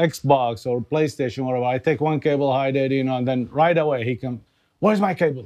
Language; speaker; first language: English; non-native, learner; Arabic